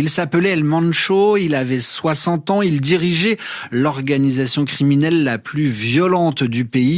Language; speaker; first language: French; native; French